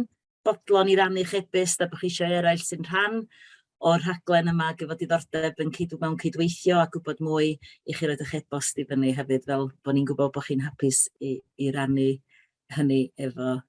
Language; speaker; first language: Welsh; native; Welsh